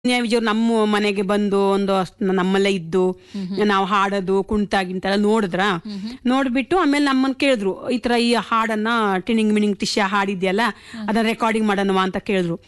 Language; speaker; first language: Kannada; non-native, local second language; Konkani